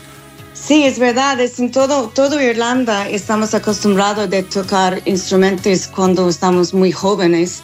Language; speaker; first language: Spanish; non-native, learner; English